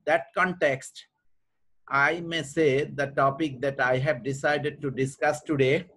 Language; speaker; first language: English; non-native, local second language; Bangla